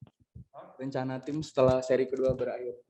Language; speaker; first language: Indonesian; native; Indonesian